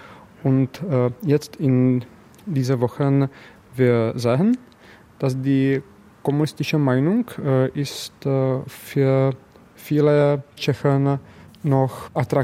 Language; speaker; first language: German; non-native, learner; Czech